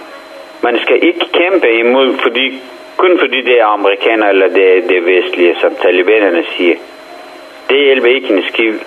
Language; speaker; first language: Danish; non-native, fluent; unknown